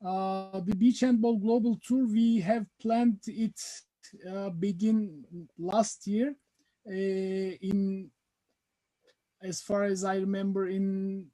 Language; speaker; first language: English; non-native, fluent; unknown